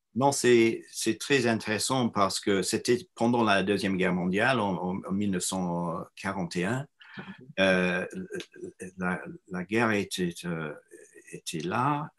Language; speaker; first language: French; non-native, fluent; English